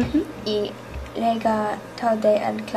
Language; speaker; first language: Spanish; non-native, learner; English